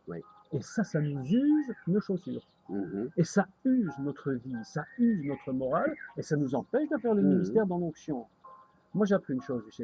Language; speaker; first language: French; native; French